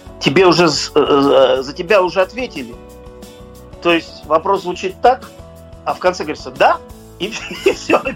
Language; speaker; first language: Russian; native; Russian